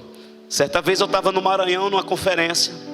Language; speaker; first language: Portuguese; native; Portuguese